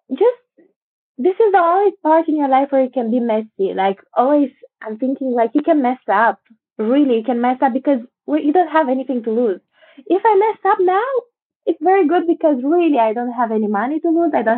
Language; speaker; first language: English; non-native, fluent; Romanian